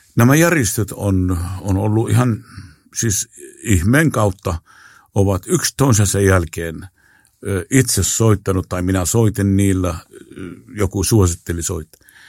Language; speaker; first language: Finnish; non-native, fluent; Arabic